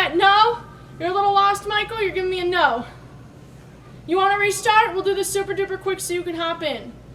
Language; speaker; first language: English; native; English